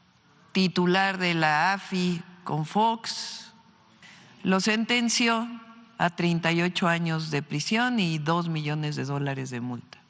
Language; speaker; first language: Spanish; native; Spanish